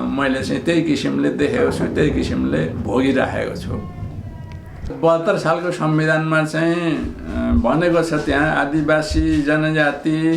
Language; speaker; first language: Nepali; non-native, local second language; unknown